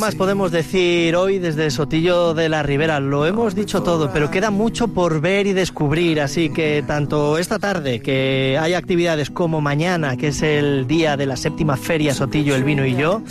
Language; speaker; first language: Spanish; native; Spanish